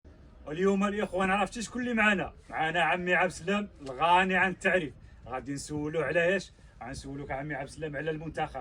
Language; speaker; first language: Arabic; native; Arabic